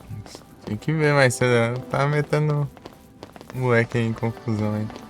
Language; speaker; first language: Portuguese; native; Portuguese